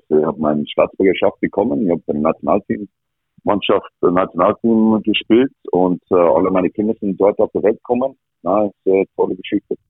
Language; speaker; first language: German; non-native, fluent; English